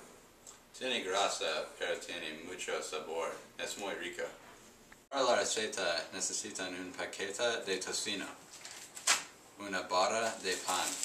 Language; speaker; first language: Spanish; non-native, learner; English